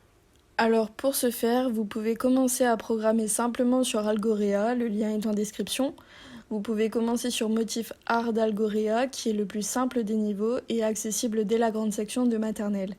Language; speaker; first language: French; native; French